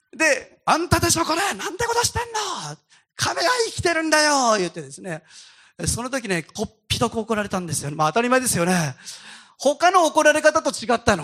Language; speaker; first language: Japanese; native; Japanese